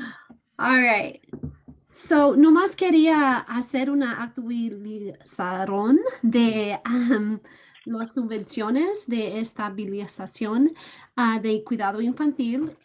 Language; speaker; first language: Spanish; non-native, fluent; English